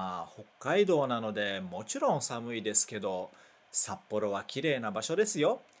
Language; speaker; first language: Japanese; non-native, fluent; Portuguese